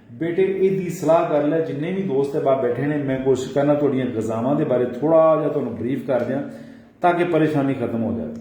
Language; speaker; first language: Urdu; non-native, local second language; Punjabi